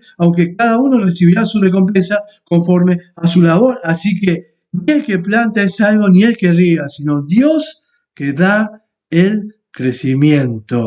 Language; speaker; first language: Spanish; native; Spanish